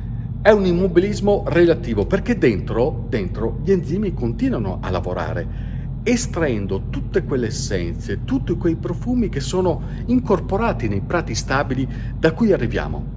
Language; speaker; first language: Italian; native; Italian